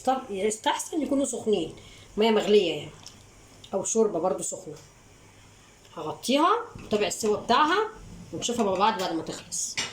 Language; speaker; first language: Arabic; native; Arabic